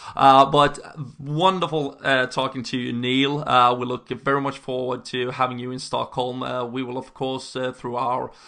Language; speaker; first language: English; non-native, fluent; Swedish